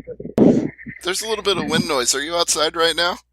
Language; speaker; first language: English; native; English